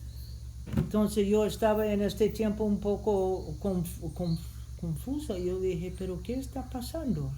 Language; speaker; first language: Spanish; non-native, fluent; English